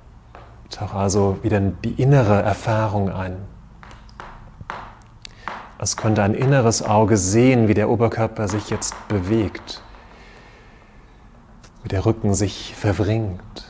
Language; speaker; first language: German; native; German